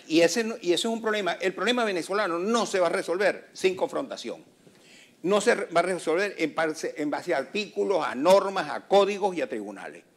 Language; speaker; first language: Spanish; native; Spanish